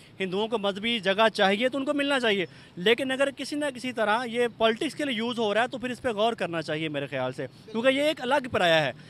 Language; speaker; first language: Urdu; non-native, local second language; Punjabi